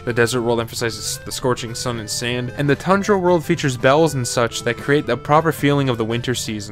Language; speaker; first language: English; native; English